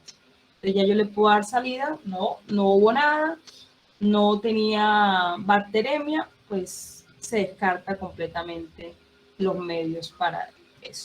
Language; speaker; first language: Spanish; native; Spanish